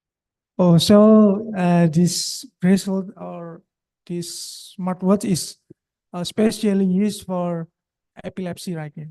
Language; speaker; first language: English; non-native, local second language; Indonesian